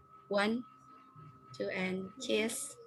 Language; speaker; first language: English; non-native, learner; Indonesian